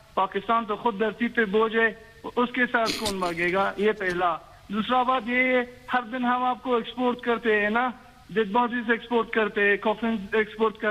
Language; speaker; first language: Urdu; non-native, fluent; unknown